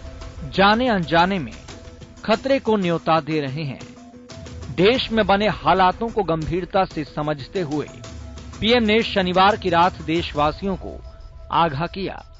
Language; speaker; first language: Hindi; native; Hindi